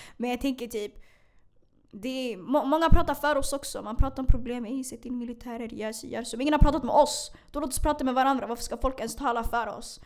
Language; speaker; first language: Swedish; early bilingual, other home language; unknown